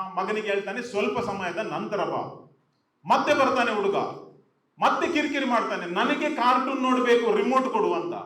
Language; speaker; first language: Kannada; non-native, local second language; Tulu